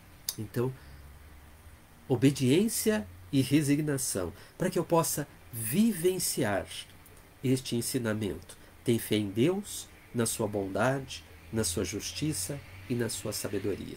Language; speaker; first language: Portuguese; native; Portuguese